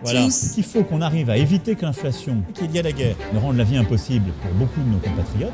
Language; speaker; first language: French; native; French